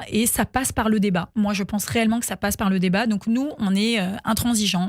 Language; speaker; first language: French; native; French